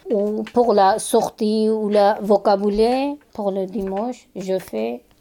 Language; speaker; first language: French; non-native, learner; Kurdish